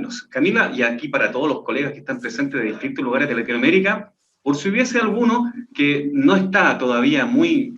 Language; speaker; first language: Spanish; native; Spanish